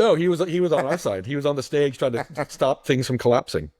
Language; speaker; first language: English; native; English